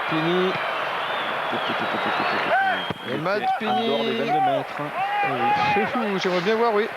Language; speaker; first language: French; native; French